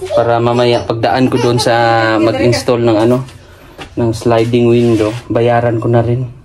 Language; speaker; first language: Filipino; non-native, local second language; Cebuano